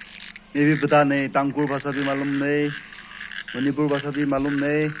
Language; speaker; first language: Hindi; non-native, local second language; Tangkhul Naga (India)